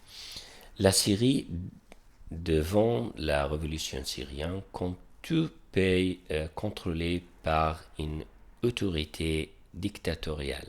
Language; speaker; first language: French; non-native, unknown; Arabic